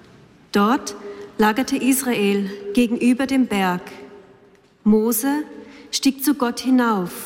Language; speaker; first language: German; native; German